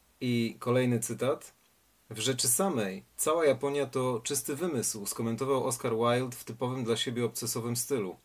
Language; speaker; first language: Polish; native; Polish